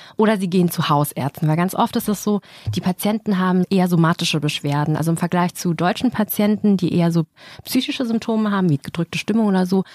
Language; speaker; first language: German; native; German